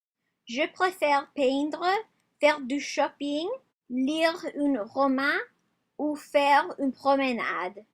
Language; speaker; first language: French; non-native, learner; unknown